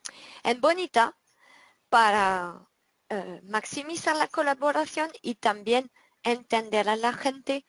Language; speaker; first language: Spanish; non-native, fluent; French